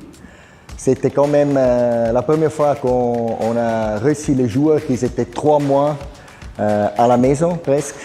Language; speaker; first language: French; non-native, fluent; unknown